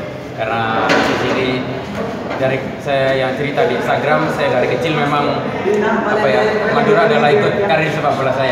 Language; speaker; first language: Indonesian; non-native, local second language; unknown